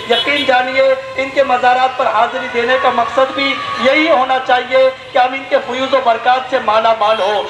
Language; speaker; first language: Urdu; native; Urdu